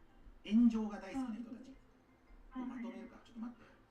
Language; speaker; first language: Japanese; native; Japanese